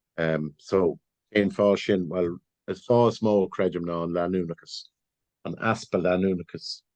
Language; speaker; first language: Irish; non-native, local second language; English